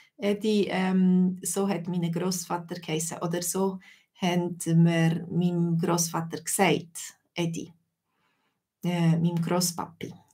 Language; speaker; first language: German; native; German